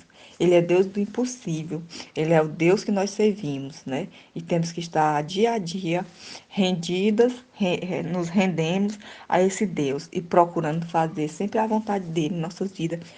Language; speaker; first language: Portuguese; native; Portuguese